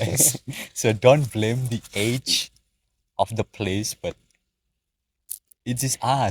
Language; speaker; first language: English; non-native, learner; Indonesian